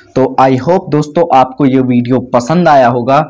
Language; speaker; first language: Hindi; native; Hindi